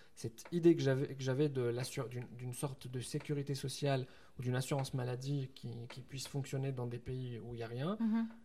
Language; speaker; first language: French; non-native, local second language; Arabic